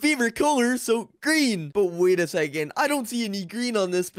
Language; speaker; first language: English; native; English